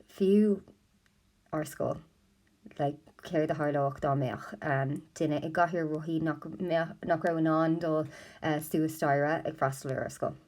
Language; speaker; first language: Irish; non-native, local second language; English